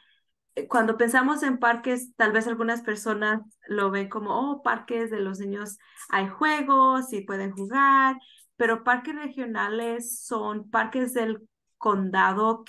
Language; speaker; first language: Spanish; early bilingual, heritage; Spanish